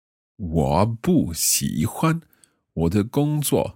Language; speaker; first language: Chinese; non-native, learner; English